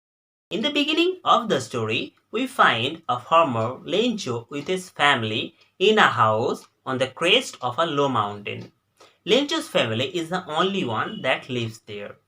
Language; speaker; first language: English; non-native, local second language; Bangla